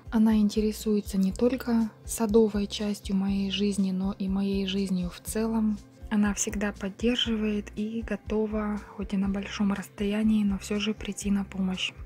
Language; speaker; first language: Russian; native; Russian